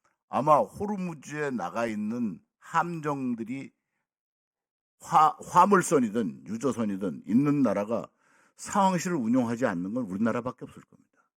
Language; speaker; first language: Korean; native; Korean